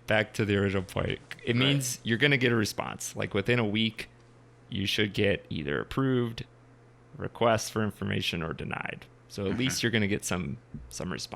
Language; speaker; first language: English; native; English